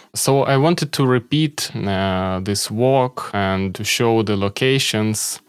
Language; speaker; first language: English; non-native, fluent; Ukrainian